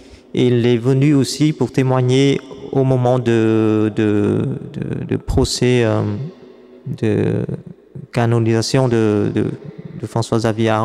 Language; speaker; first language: French; non-native, fluent; Vietnamese